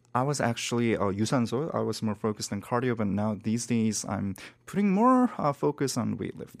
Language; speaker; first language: English; non-native, fluent; Korean